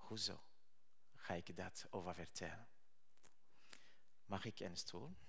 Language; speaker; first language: Dutch; non-native, learner; Rundi